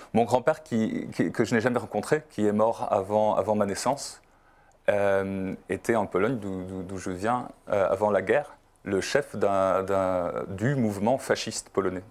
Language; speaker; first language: French; non-native, fluent; Polish